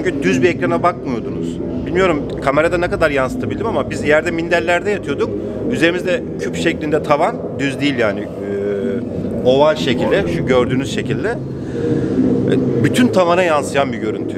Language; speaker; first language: Turkish; native; Turkish